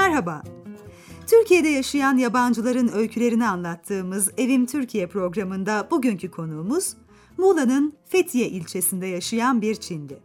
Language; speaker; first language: Turkish; native; Turkish